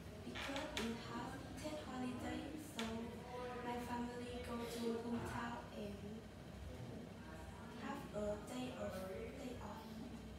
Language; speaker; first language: English; non-native, learner; Vietnamese